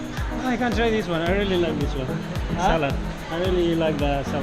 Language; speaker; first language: English; non-native, learner; Finnish